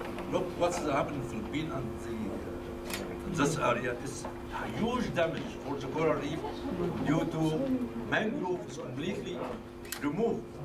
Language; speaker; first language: English; non-native, fluent; Arabic